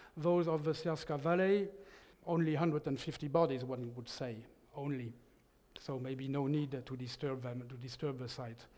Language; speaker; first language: English; non-native, fluent; French